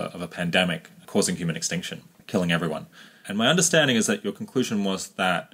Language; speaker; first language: English; native; English